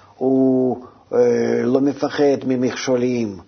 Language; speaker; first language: Hebrew; non-native, fluent; Russian